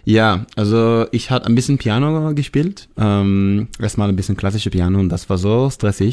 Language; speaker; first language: German; non-native, learner; Hebrew